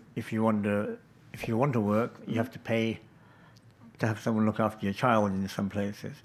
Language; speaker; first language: English; native; English